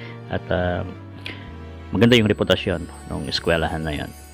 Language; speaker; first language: Filipino; native; Filipino